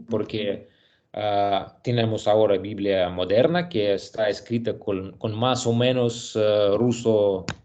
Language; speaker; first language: Spanish; non-native, learner; Russian